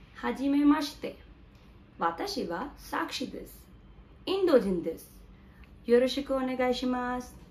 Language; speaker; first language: Hindi; native; Hindi